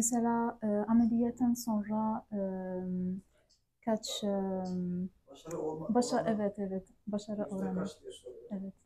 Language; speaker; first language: Turkish; non-native, fluent; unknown